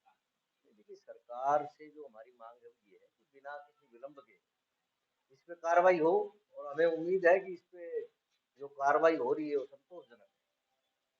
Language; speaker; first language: Hindi; native; Hindi